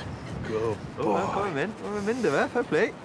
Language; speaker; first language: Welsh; native; Welsh